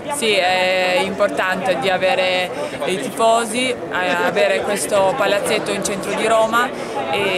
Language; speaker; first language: Italian; non-native, fluent; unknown